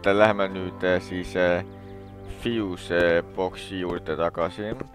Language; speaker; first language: Estonian; native; Estonian